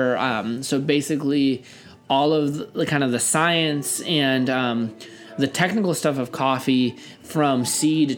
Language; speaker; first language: English; early bilingual, other home language; Russian